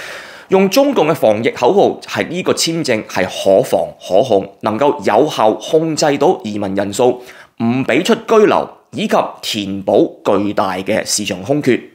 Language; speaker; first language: Cantonese; native; Cantonese